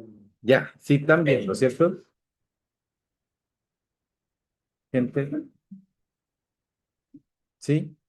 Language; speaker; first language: Spanish; native; Spanish